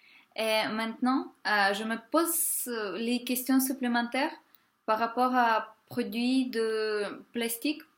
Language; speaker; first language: French; non-native, fluent; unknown